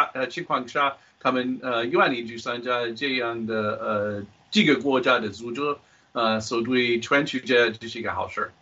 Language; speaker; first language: Chinese; non-native, fluent; English